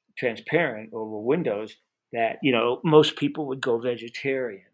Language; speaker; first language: English; native; English